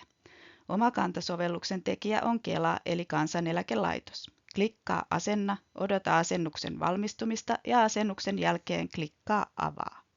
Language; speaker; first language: Finnish; native; Finnish